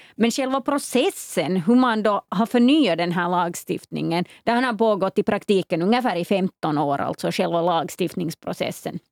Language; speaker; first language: Swedish; native; Swedish